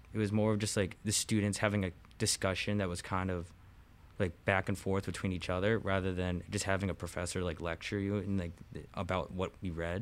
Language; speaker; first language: English; native; English